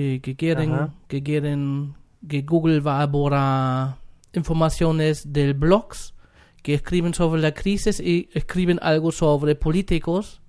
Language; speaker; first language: Spanish; non-native, fluent; German